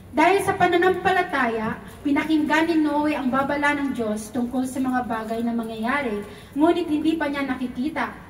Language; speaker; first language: Filipino; non-native, local second language; Cebuano